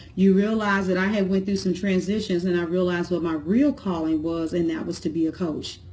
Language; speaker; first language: English; native; English